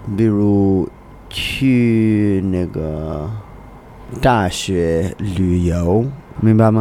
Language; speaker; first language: Chinese; non-native, learner; English